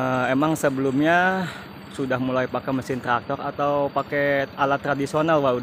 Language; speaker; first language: Indonesian; native; Indonesian